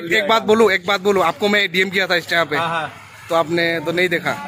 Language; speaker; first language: Hindi; non-native, local second language; Assamese